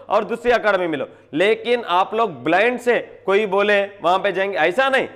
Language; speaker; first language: Hindi; non-native, local second language; Telugu